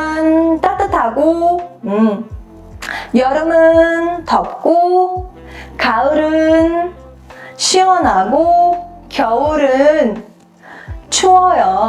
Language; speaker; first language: Korean; non-native, fluent; Mongolian